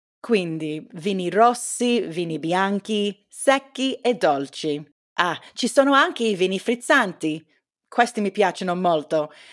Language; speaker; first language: Italian; non-native, learner; English